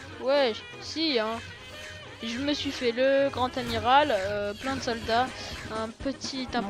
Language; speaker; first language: French; native; French